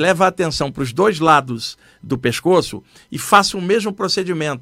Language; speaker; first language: Portuguese; native; Portuguese